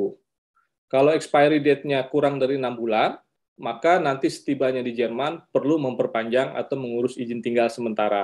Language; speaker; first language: Indonesian; native; Indonesian